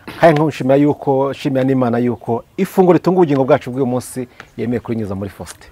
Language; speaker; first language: Kinyarwanda; native; Kinyarwanda